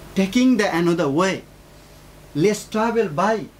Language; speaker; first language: English; non-native, local second language; Nepali